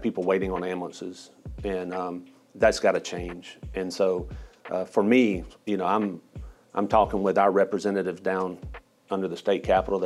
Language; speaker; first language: English; native; English